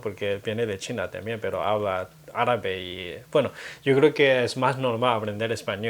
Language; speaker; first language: Spanish; non-native, fluent; Chinese